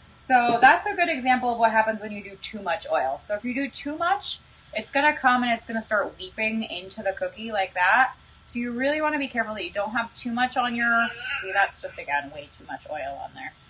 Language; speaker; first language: English; native; English